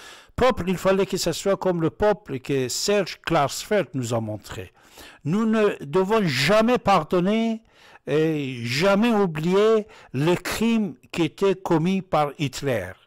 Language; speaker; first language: French; non-native, fluent; Persian